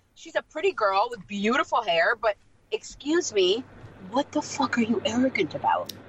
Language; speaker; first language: English; non-native, fluent; Russian